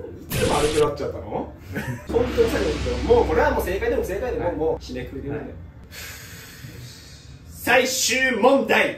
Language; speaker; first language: Japanese; native; Japanese